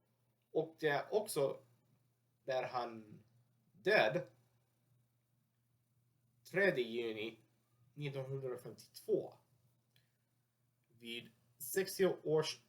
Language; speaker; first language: Swedish; non-native, learner; English